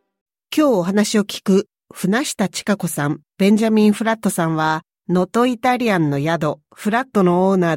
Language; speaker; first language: Japanese; native; Japanese